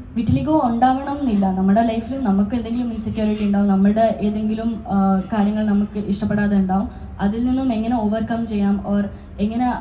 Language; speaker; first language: Malayalam; non-native, local second language; Tamil